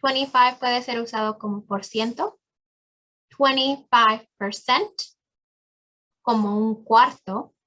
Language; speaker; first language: Spanish; early bilingual, heritage; Spanish